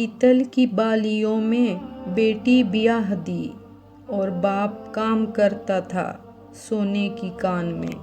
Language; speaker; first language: Urdu; native; Urdu